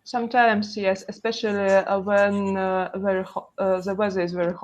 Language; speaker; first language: English; non-native, learner; Russian